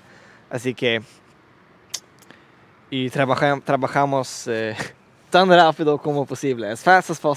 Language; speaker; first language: Spanish; non-native, learner; Swedish